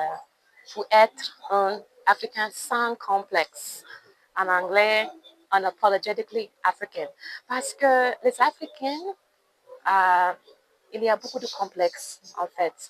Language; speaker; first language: French; non-native, learner; English